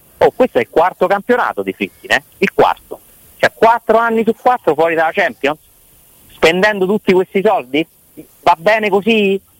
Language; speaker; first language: Italian; native; Italian